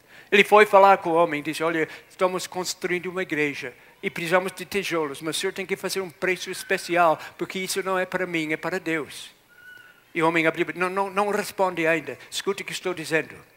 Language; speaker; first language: Portuguese; non-native, fluent; English